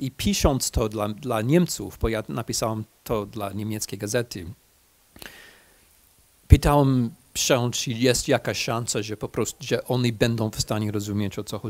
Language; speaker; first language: Polish; non-native, fluent; English